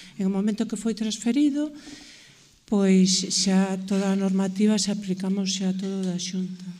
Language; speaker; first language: Galician; non-native, local second language; Spanish